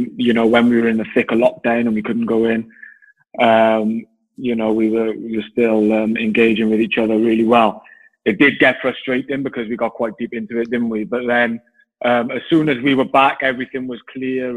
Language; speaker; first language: English; native; English